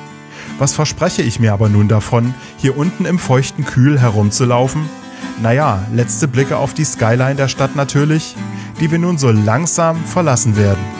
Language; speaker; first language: German; native; German